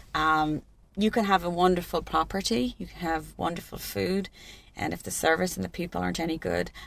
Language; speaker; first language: English; native; English